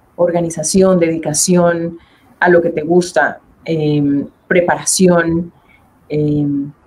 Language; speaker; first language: Spanish; native; Spanish